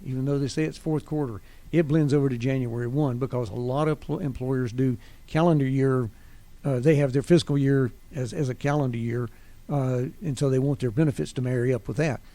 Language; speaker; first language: English; native; English